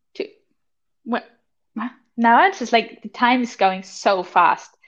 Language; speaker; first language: English; non-native, fluent; German